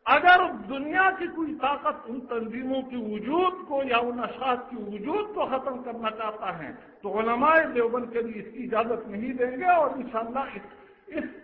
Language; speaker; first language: Urdu; non-native, local second language; Pashto